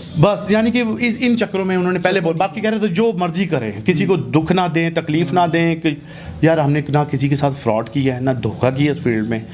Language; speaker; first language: Urdu; non-native, local second language; Punjabi